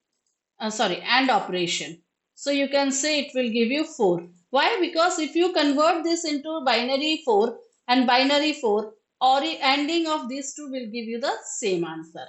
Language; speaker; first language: English; non-native, local second language; Hindi